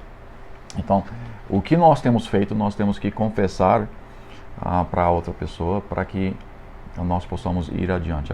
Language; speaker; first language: Portuguese; non-native, fluent; English